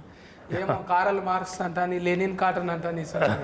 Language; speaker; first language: Telugu; native; Telugu